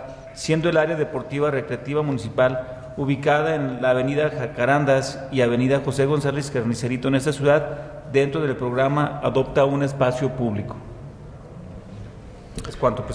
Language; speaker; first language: Spanish; native; Spanish